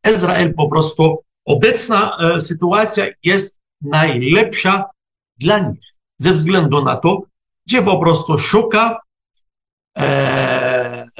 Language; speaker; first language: Polish; non-native, fluent; Arabic